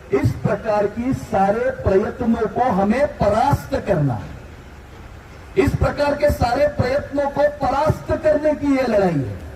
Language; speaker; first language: Hindi; non-native, local second language; Marathi